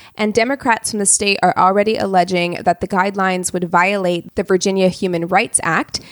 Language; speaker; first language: English; native; English